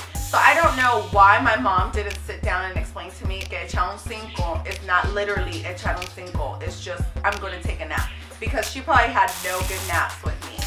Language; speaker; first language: English; native; English